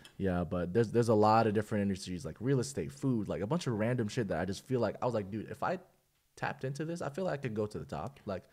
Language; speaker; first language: English; early bilingual, other home language; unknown